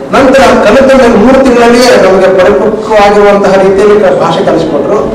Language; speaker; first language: Kannada; non-native, local second language; Telugu